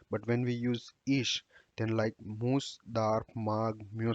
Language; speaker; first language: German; non-native, fluent; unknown